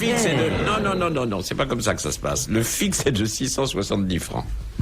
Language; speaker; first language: French; native; French